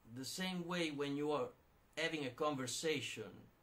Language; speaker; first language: English; non-native, fluent; Italian